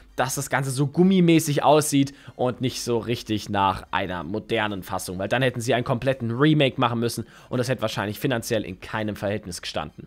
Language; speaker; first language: German; native; German